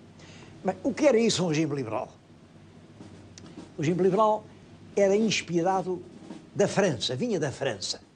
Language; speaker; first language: Portuguese; native; Portuguese